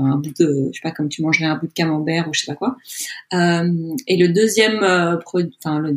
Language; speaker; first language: French; native; French